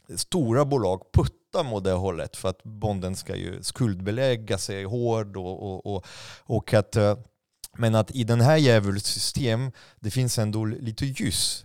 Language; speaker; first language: Swedish; non-native, fluent; French